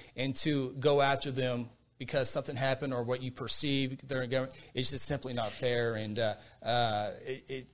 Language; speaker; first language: English; native; English